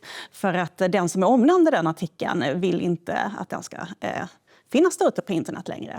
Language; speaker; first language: Swedish; native; Swedish